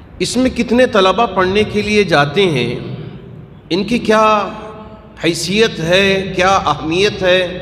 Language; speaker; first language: Urdu; native; Urdu